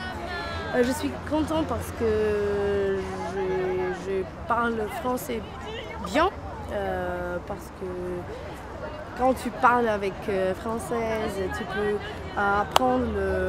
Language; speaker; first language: French; non-native, learner; Macedonian